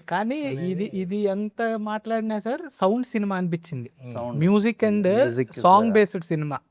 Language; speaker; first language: Telugu; native; Telugu